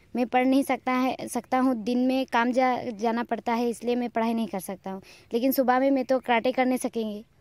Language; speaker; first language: Hindi; non-native, local second language; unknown